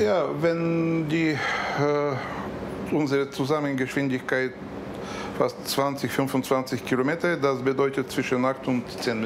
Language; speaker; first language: German; non-native, learner; Bulgarian